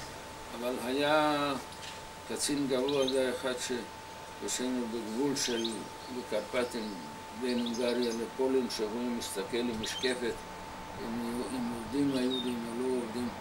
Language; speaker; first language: Hebrew; non-native, fluent; Hungarian